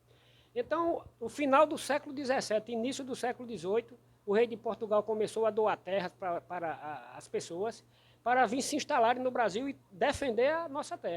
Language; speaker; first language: Portuguese; native; Portuguese